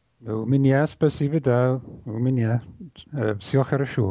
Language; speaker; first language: Russian; non-native, learner; English